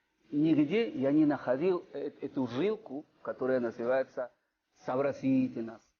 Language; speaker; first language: Russian; non-native, fluent; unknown